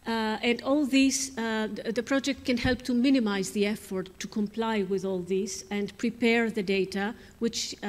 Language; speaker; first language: English; non-native, fluent; Greek